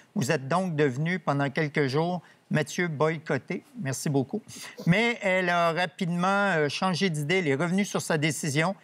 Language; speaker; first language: French; native; French